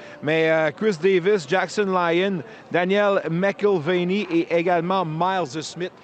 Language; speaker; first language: French; native; French